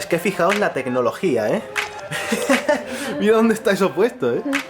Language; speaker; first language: Spanish; native; Spanish